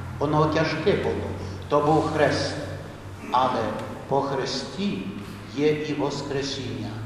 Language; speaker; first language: Ukrainian; early bilingual, heritage; Ukrainian